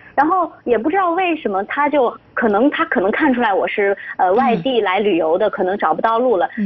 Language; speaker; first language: Chinese; native; Chinese